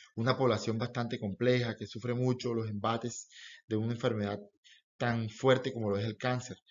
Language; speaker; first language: Spanish; native; Spanish